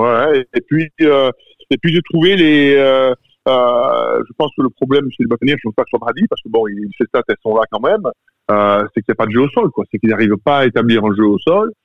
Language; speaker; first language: French; native; French